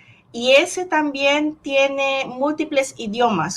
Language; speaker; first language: Spanish; non-native, fluent; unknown